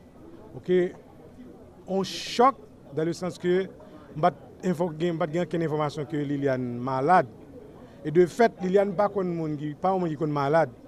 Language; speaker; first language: French; non-native, local second language; Haitian Creole